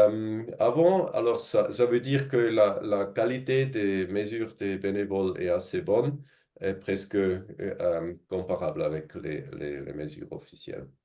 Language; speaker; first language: French; non-native, fluent; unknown